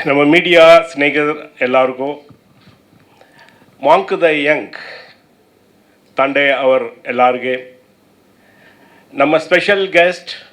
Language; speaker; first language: Kannada; non-native, learner; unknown